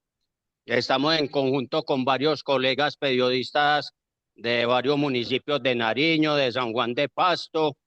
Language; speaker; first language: Spanish; native; Spanish